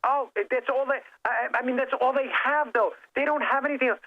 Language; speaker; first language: English; native; English